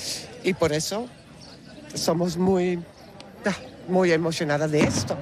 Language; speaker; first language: Spanish; non-native, learner; Dutch